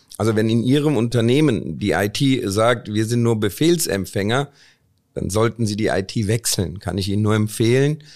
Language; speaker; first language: German; early bilingual, other home language; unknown